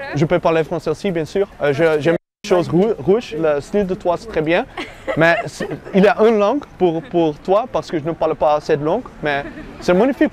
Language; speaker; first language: French; non-native, learner; Dutch